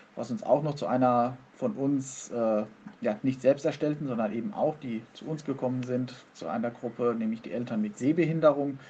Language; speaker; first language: German; native; German